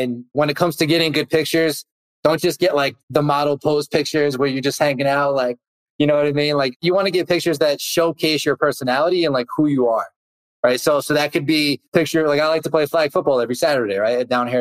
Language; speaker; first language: English; native; English